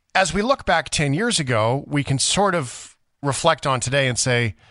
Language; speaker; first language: English; native; English